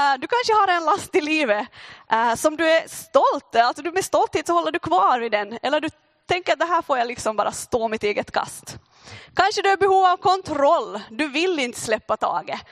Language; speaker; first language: Swedish; native; Swedish